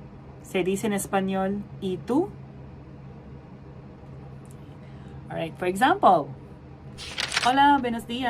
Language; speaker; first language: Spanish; non-native, fluent; Filipino